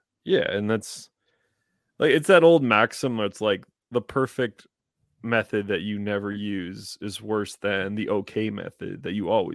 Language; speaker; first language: English; native; English